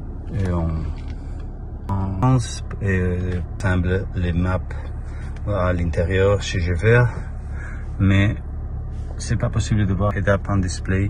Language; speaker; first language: French; non-native, learner; Spanish